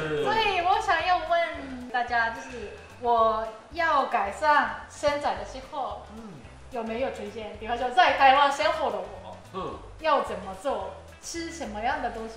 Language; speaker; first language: Chinese; non-native, learner; Japanese